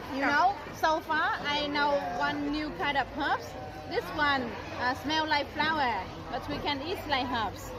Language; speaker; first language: English; non-native, learner; Vietnamese